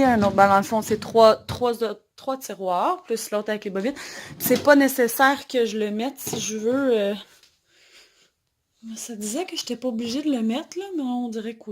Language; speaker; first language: French; native; French